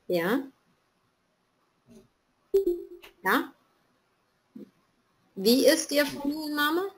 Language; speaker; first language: German; non-native, fluent; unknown